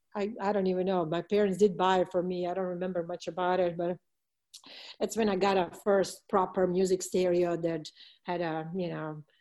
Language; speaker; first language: English; non-native, fluent; Serbian